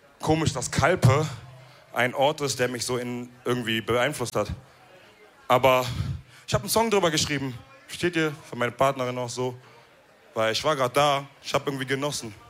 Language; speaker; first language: German; early bilingual, other home language; Wolof